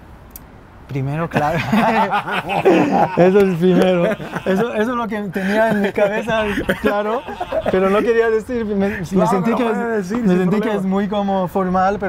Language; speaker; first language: Spanish; non-native, fluent; Hebrew